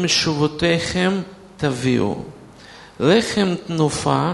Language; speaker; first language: Hebrew; non-native, fluent; Russian